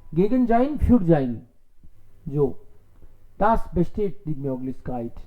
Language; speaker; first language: German; non-native, fluent; Hindi